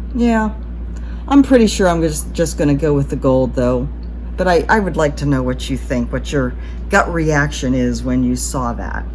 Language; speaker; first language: English; native; English